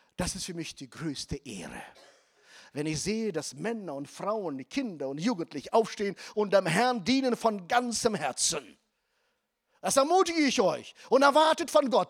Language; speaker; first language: German; non-native, fluent; Russian